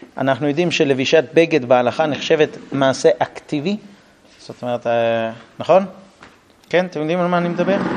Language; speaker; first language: Hebrew; non-native, fluent; English